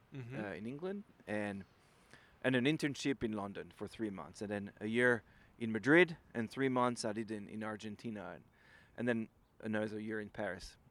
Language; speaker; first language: English; non-native, fluent; French